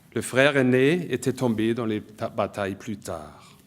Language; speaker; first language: French; non-native, fluent; German